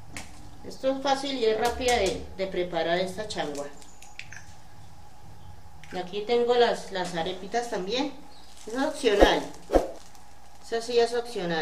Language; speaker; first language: Spanish; native; Spanish